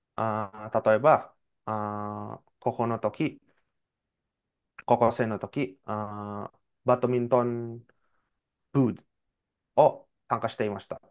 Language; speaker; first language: Japanese; non-native, learner; Indonesian